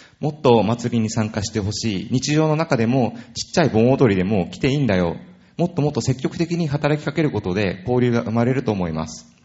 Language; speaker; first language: Japanese; native; Japanese